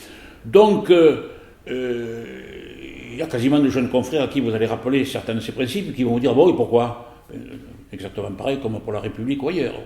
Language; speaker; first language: French; native; French